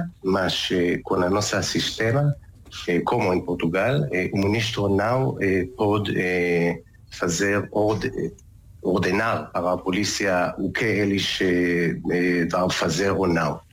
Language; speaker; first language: Portuguese; non-native, learner; Hebrew